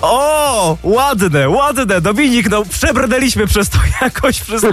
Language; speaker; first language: Polish; native; Polish